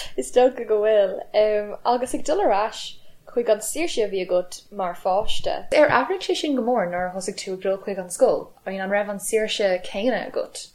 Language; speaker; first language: Irish; non-native, local second language; English